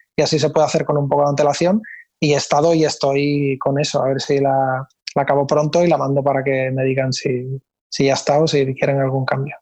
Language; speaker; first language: Spanish; native; Spanish